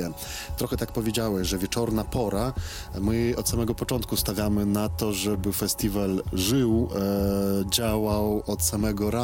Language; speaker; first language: Polish; non-native, fluent; Belarusian